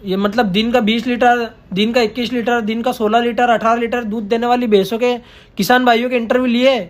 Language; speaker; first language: Hindi; native; Hindi